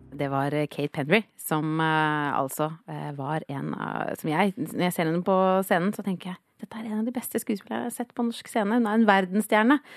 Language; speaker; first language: Norwegian; native; Norwegian